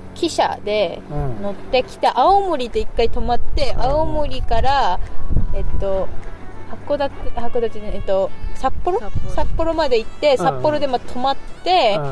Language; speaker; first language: Japanese; native; Japanese